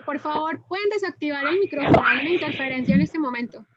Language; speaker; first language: Spanish; native; Spanish